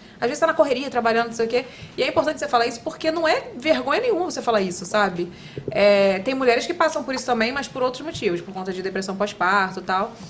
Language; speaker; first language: Portuguese; native; Portuguese